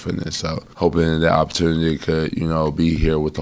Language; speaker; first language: English; native; English